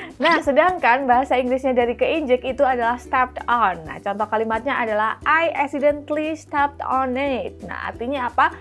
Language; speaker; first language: Indonesian; native; Indonesian